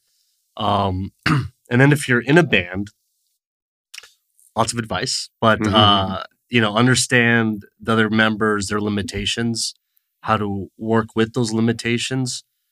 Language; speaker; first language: English; native; English